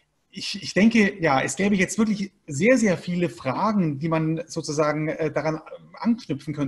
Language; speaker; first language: German; native; German